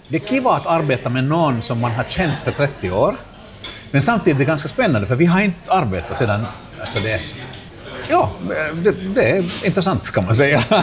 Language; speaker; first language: Swedish; non-native, local second language; Finnish